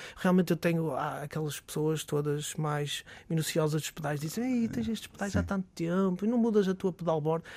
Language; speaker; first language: Portuguese; native; Portuguese